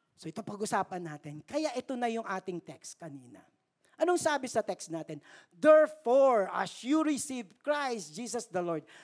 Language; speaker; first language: Filipino; native; Filipino